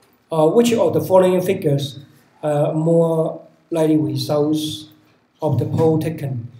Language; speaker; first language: English; non-native, local second language; Cantonese